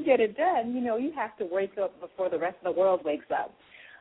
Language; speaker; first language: English; native; English